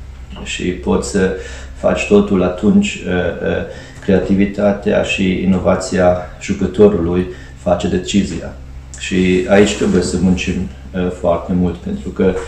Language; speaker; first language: Romanian; non-native, fluent; Hungarian